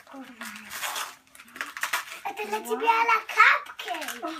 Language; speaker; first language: Russian; early bilingual, heritage; English